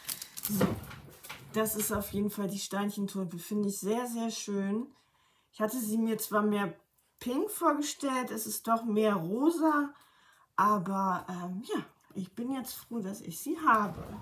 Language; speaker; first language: German; native; German